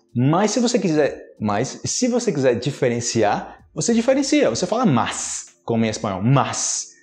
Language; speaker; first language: Portuguese; native; Portuguese